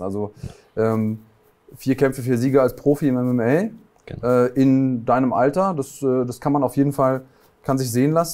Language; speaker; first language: German; native; German